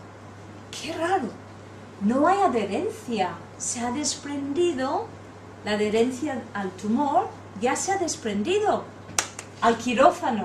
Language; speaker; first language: Spanish; non-native, fluent; English